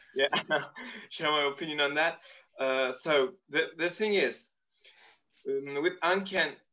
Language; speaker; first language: English; non-native, fluent; Turkish